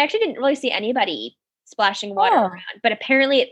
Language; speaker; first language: English; native; English